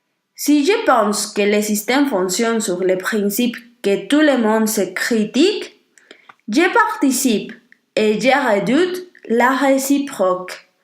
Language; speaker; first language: French; non-native, learner; Spanish